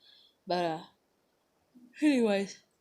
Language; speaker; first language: English; native; English